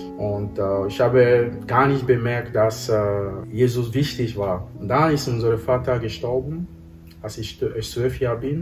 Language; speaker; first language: German; non-native, fluent; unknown